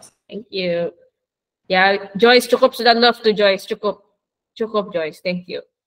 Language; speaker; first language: English; non-native, local second language; Malay